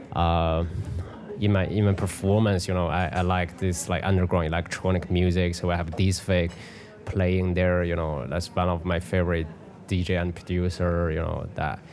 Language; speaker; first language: English; non-native, fluent; Chinese